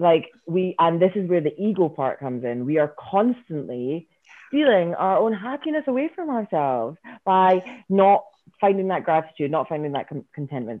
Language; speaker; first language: English; native; English